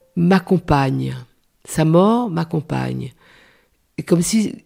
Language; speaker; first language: French; non-native, local second language; Réunion Creole French